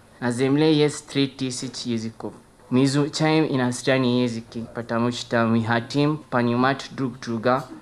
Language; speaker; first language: Russian; non-native, learner; Swahili